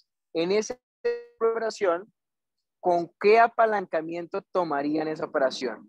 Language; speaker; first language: Spanish; native; Spanish